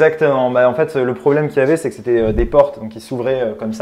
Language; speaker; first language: French; native; French